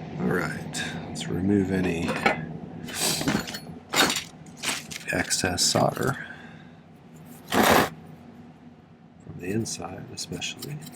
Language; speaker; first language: English; native; English